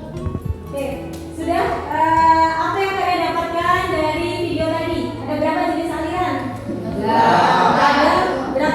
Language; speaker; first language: Indonesian; native; Indonesian